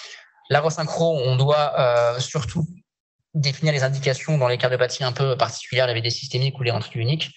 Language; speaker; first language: French; native; French